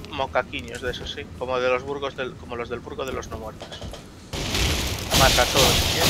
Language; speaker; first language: Spanish; native; Spanish